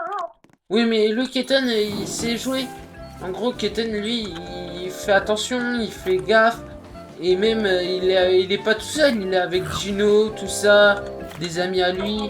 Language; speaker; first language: French; native; French